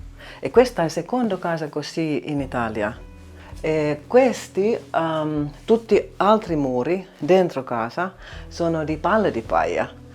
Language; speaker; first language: Italian; non-native, learner; Finnish